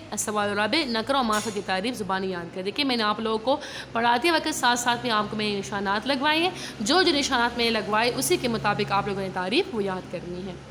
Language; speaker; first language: Urdu; non-native, local second language; Pashto